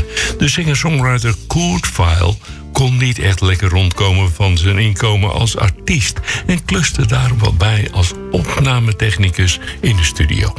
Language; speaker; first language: Dutch; native; Dutch